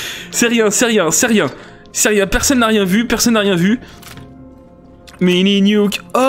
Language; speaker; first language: French; native; French